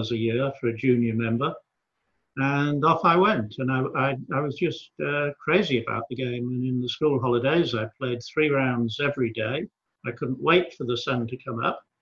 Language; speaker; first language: English; native; English